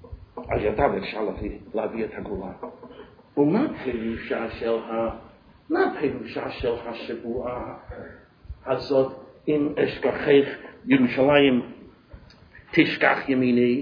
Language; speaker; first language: Hebrew; non-native, fluent; English